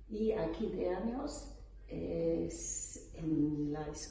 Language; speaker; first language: Spanish; non-native, learner; English